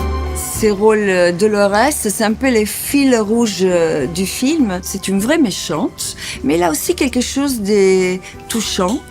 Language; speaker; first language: French; non-native, fluent; Italian